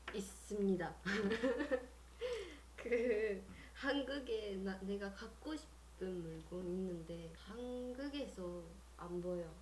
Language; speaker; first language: Korean; non-native, learner; Japanese